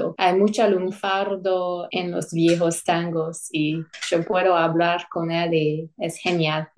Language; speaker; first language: Spanish; non-native, fluent; English